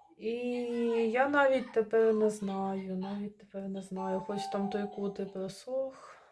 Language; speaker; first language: Ukrainian; non-native, local second language; Russian